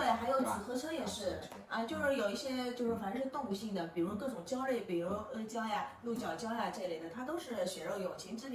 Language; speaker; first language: Chinese; native; Chinese